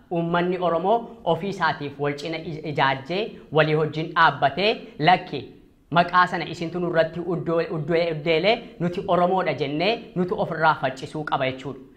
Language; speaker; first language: Oromo; native; Oromo